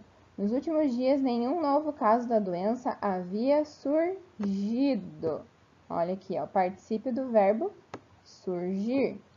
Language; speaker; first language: Portuguese; native; Portuguese